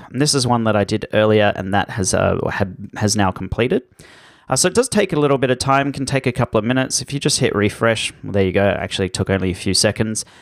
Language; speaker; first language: English; native; English